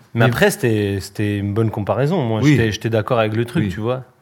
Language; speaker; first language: French; early bilingual, other home language; Spanish